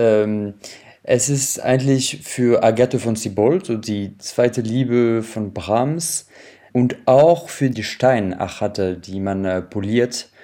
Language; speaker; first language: German; non-native, fluent; French